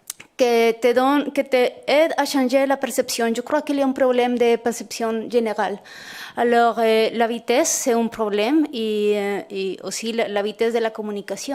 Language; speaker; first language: French; non-native, fluent; Spanish